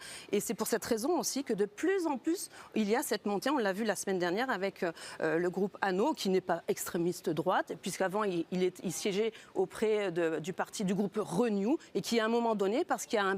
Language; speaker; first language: French; native; French